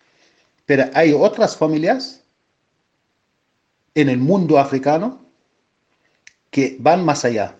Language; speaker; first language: Spanish; non-native, fluent; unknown